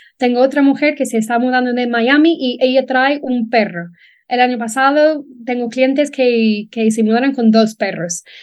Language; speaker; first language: Spanish; non-native, fluent; English